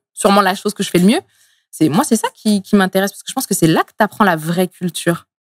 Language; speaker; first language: French; early bilingual, other home language; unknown